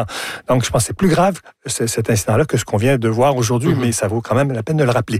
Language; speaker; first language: French; native; French